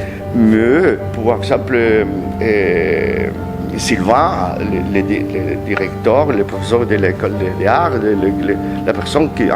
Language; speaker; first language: French; non-native, learner; Spanish